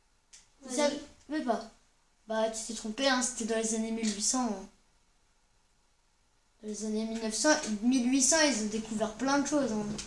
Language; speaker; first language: French; native; French